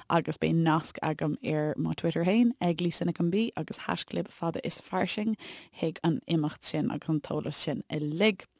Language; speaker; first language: Irish; native; Irish